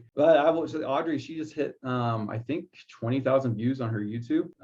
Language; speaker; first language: English; native; English